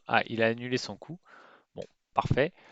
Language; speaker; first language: French; native; French